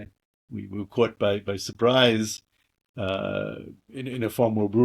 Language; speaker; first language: English; native; English